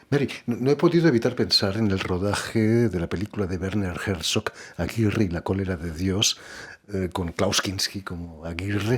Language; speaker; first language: Spanish; native; Spanish